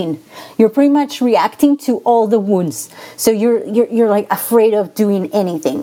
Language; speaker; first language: English; non-native, fluent; Spanish